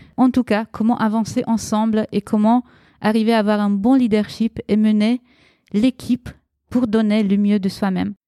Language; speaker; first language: French; early bilingual, other home language; Romanian